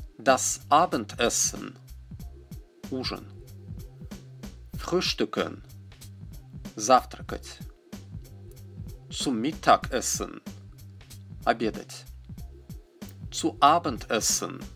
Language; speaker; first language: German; non-native, fluent; Russian